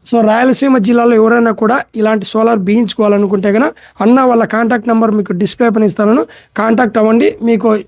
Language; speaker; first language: Telugu; native; Telugu